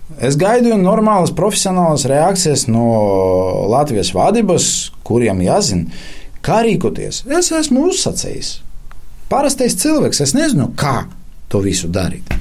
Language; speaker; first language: Latvian; non-native, local second language; Russian